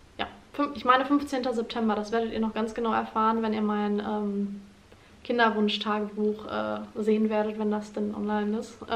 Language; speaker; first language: German; native; German